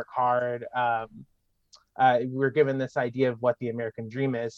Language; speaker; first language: English; native; English